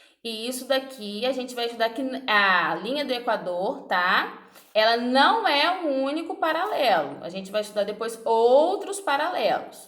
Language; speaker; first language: Portuguese; native; Portuguese